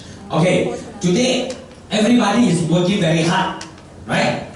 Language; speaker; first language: English; non-native, local second language; Chinese